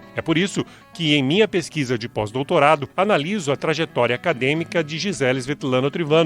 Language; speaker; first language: Portuguese; native; Portuguese